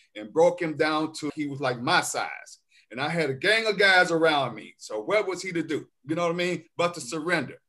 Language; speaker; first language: English; native; English